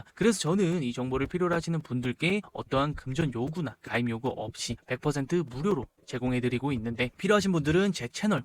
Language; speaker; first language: Korean; native; Korean